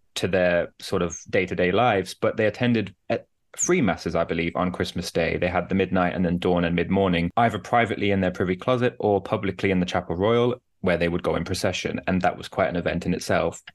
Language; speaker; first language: English; native; English